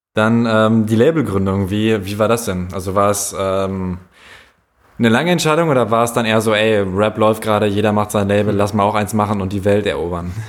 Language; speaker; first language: German; native; German